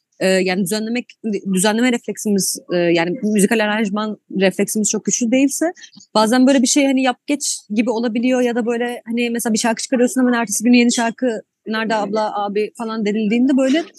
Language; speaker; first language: Turkish; native; Turkish